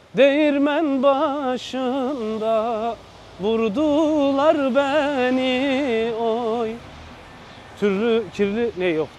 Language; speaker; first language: Turkish; early bilingual, heritage; Turkish